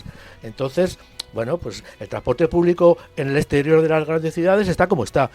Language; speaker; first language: Spanish; native; Spanish